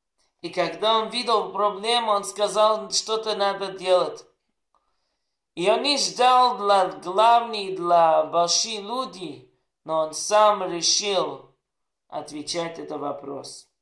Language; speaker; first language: Russian; non-native, learner; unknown